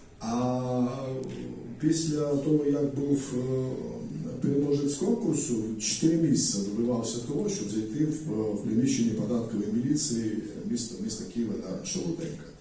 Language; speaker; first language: Ukrainian; non-native, fluent; Georgian